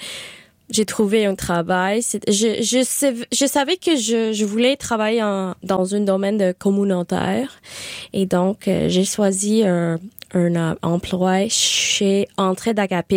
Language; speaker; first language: French; non-native, learner; English